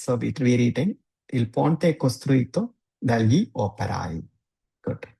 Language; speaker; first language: Italian; non-native, fluent; Tamil